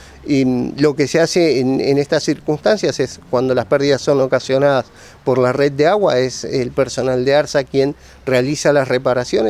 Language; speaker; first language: Spanish; native; Spanish